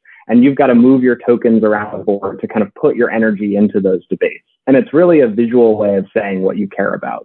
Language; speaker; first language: English; native; English